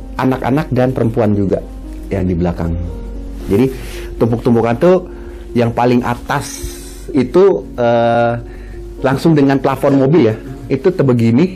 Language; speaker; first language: Indonesian; native; Indonesian